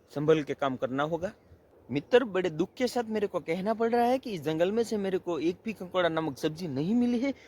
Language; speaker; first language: Hindi; non-native, local second language; Gujarati